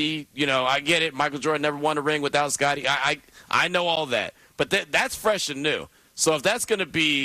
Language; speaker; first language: English; native; English